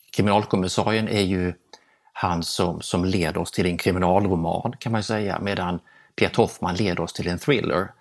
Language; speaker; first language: Swedish; native; Swedish